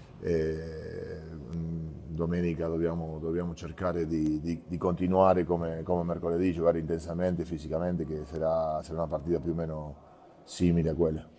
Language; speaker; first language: Italian; non-native, fluent; Spanish